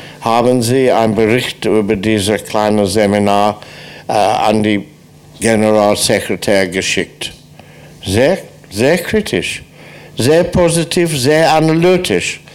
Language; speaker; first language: German; non-native, fluent; English